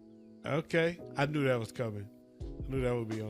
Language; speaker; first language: English; native; English